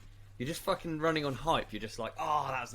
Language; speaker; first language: English; native; English